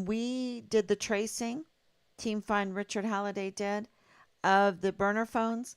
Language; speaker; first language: English; native; English